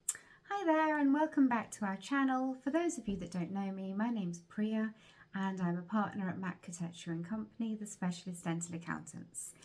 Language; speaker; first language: English; native; English